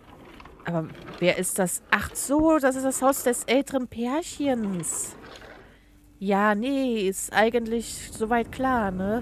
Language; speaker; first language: German; native; German